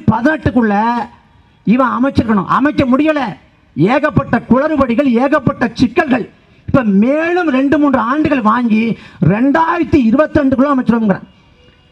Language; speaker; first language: Tamil; native; Tamil